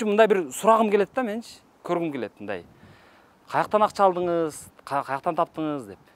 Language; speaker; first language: Kyrgyz; native; Kyrgyz